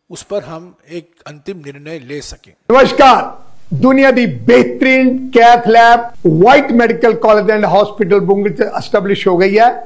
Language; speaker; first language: Hindi; non-native, local second language; Tamil